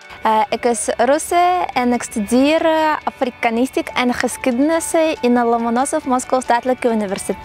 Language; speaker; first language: Afrikaans; non-native, learner; Russian